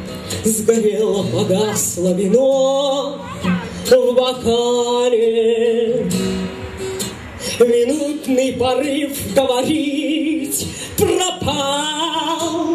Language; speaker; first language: Russian; native; Russian